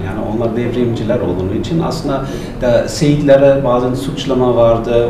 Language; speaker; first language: Turkish; non-native, fluent; German